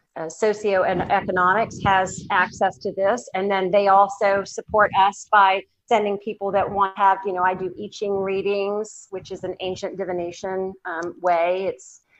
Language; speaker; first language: English; native; English